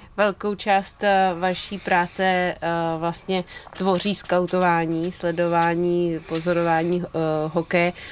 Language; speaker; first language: Czech; native; Czech